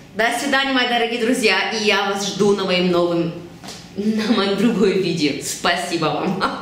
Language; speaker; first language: Russian; early bilingual, heritage; Russian